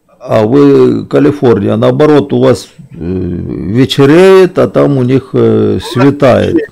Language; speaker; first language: Russian; native; Russian